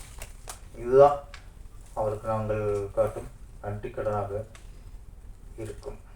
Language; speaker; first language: Tamil; native; Tamil